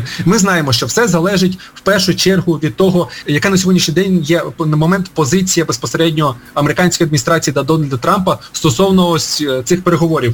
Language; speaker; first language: Ukrainian; native; Ukrainian